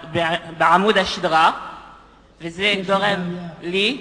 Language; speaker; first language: Hebrew; non-native, learner; French